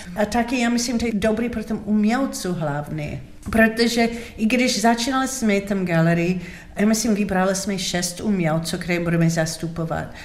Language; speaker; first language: Czech; non-native, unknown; English